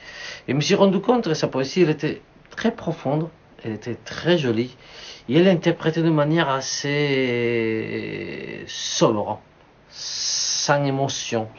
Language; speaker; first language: French; non-native, fluent; Spanish